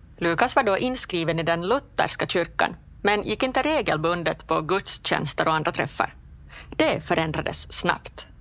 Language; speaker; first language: Swedish; native; Swedish